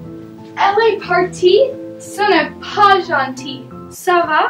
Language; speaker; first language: French; non-native, learner; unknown